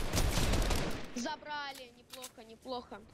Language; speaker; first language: Russian; native; Russian